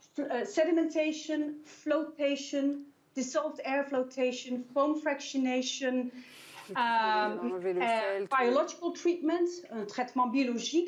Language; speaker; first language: French; non-native, fluent; Dutch